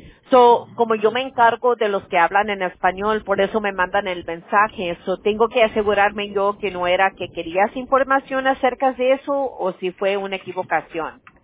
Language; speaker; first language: Spanish; early bilingual, heritage; Spanish